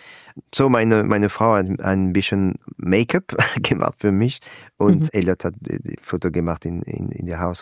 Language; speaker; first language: German; non-native, learner; French